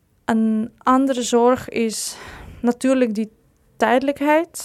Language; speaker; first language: Dutch; non-native, fluent; Ukrainian